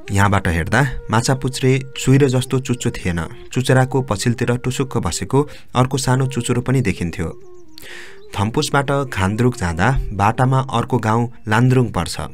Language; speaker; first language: Nepali; native; Nepali